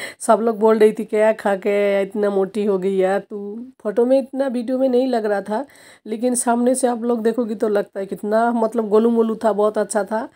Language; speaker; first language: Hindi; non-native, local second language; Bangla